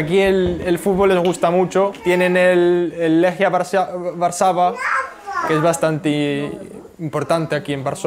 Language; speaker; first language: Spanish; native; Spanish